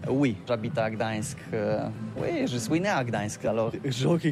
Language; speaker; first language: French; non-native, learner; Polish